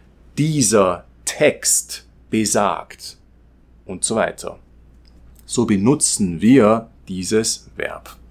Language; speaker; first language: German; non-native, fluent; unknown